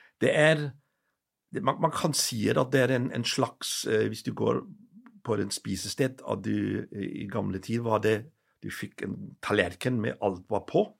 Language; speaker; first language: Norwegian; non-native, fluent; German